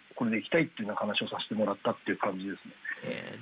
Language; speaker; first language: Japanese; native; Japanese